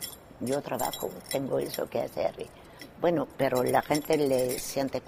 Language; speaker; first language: Spanish; non-native, fluent; French